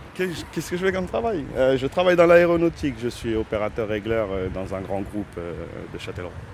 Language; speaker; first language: French; early bilingual, other home language; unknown